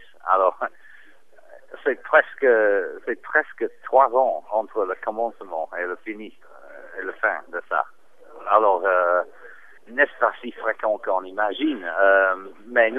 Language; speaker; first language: French; non-native, fluent; English